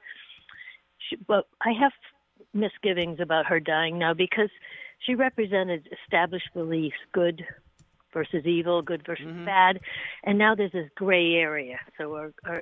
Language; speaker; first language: English; native; English